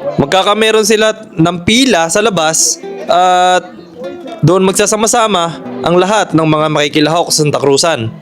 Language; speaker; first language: Filipino; native; Filipino